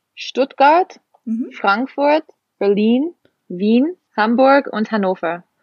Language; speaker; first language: German; non-native, fluent; English